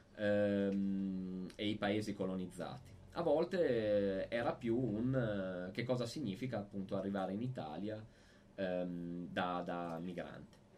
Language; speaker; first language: Italian; native; Italian